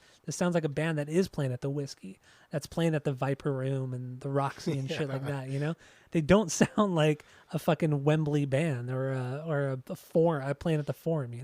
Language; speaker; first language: English; native; English